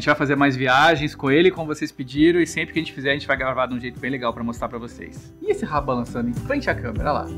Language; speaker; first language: Portuguese; native; Portuguese